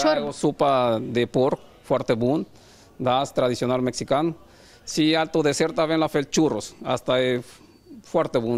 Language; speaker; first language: Romanian; non-native, learner; Spanish